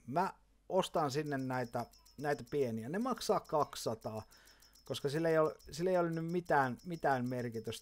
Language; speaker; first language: Finnish; native; Finnish